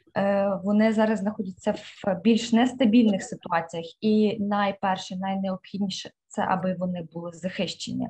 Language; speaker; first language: Ukrainian; native; Ukrainian